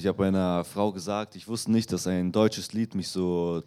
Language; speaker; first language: German; non-native, fluent; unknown